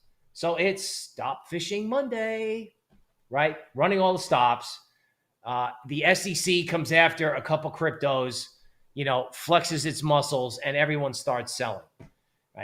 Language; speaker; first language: English; native; English